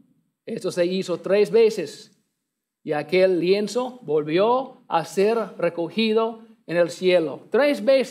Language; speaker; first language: Spanish; non-native, learner; English